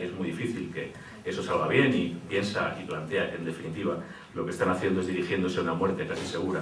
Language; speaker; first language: Spanish; native; Spanish